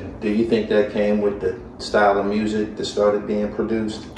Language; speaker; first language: English; native; English